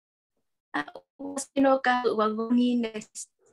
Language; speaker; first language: Japanese; non-native, learner; Vietnamese